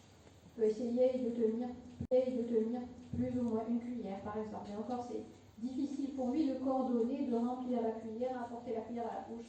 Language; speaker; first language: French; non-native, local second language; Arabic